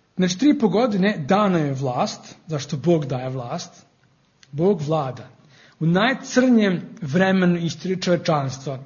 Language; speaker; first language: Serbian; non-native, fluent; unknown